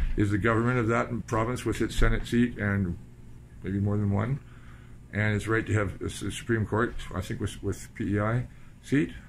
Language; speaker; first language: English; native; English